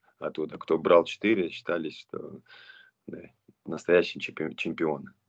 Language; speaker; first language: Russian; non-native, local second language; Romanian